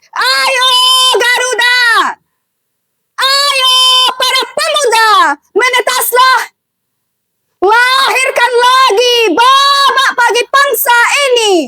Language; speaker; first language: Indonesian; non-native, learner; Arabic